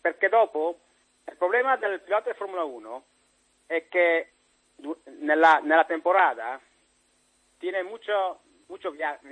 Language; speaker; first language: Spanish; non-native, learner; Italian